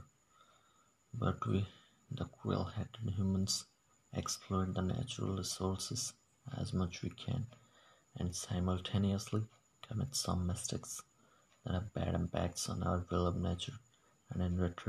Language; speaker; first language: English; non-native, local second language; Odia